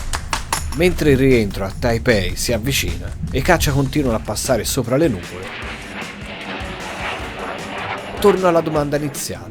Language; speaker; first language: Italian; native; Italian